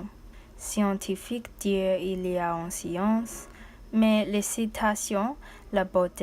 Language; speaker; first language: French; non-native, learner; English